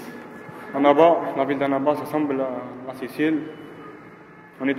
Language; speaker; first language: French; non-native, learner; Arabic